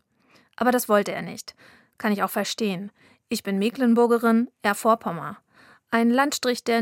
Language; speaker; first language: German; native; German